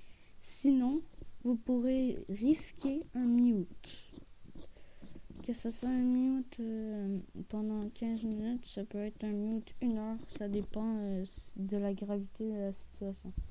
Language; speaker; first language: French; native; French